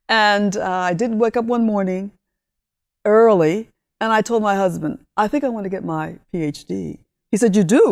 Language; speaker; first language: English; early bilingual, other home language; Spanish